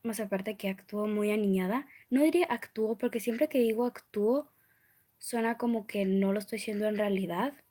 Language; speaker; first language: Spanish; early bilingual, other home language; English